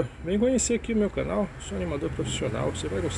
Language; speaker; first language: Portuguese; native; Portuguese